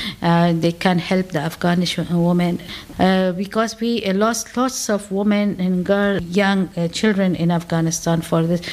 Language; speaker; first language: English; non-native, learner; Persian